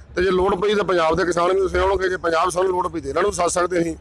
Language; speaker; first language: Hindi; non-native, local second language; Punjabi